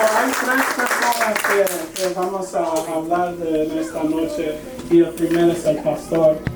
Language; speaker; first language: Spanish; early bilingual, heritage; English